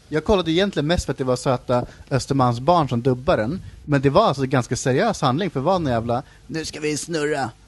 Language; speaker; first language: Swedish; native; Swedish